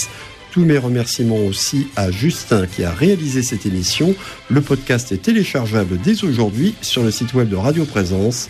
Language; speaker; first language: French; native; French